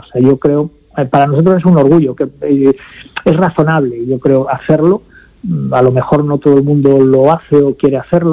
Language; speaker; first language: Spanish; native; Spanish